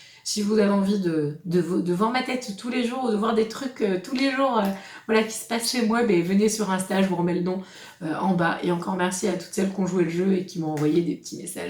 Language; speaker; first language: French; native; French